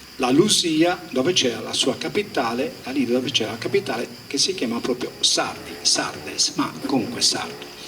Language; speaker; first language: Italian; native; Italian